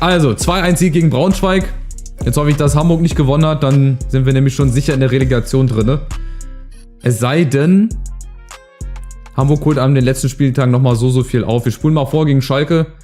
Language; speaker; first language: German; native; German